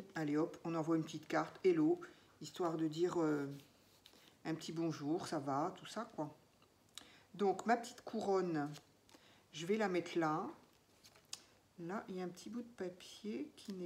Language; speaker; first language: French; native; French